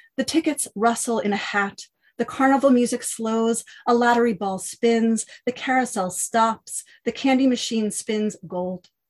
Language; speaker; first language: English; native; English